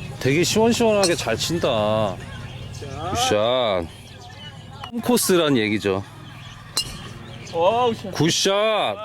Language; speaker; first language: Korean; native; Korean